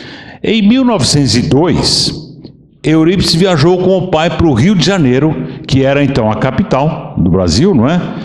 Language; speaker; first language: Portuguese; native; Portuguese